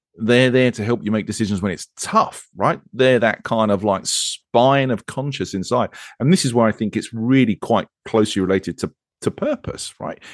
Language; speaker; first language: English; native; English